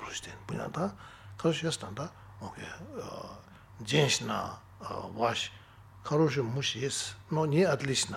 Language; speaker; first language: Russian; non-native, learner; Tibetan